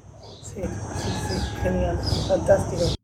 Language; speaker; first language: Spanish; non-native, fluent; English